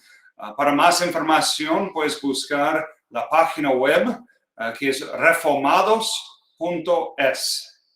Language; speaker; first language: Spanish; non-native, fluent; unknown